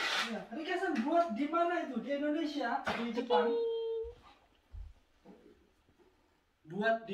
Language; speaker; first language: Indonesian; non-native, fluent; Japanese